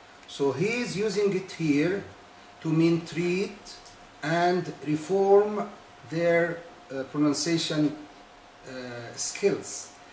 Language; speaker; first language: English; non-native, fluent; Arabic